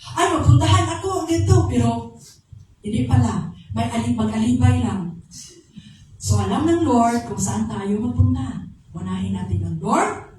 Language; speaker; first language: Filipino; non-native, local second language; Cebuano